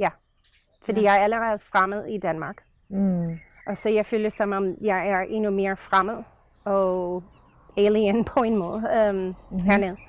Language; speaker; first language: Danish; non-native, fluent; English